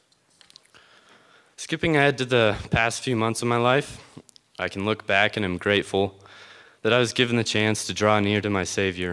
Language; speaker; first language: English; native; English